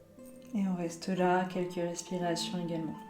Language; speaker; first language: French; native; French